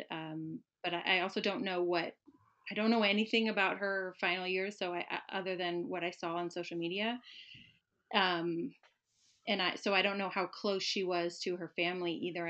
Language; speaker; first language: English; native; English